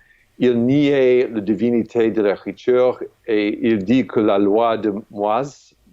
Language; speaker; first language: French; non-native, fluent; English